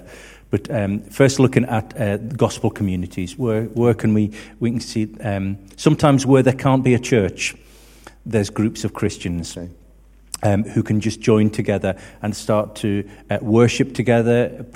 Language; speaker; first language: English; native; English